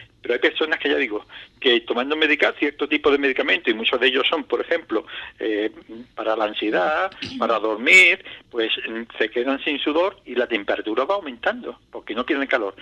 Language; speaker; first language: Spanish; native; Spanish